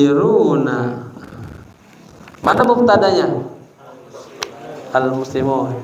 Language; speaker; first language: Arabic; non-native, fluent; Indonesian